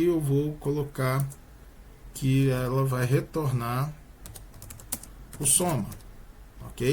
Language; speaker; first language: Portuguese; native; Portuguese